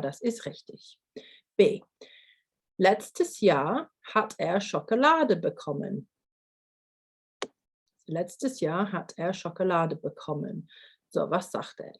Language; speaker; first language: German; non-native, fluent; English